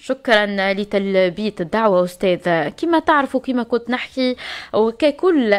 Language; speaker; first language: Arabic; native; Arabic